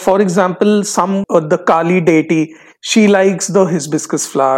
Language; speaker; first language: English; non-native, local second language; Hindi